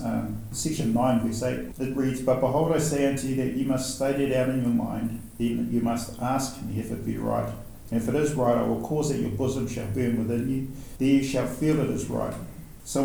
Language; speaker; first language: English; native; English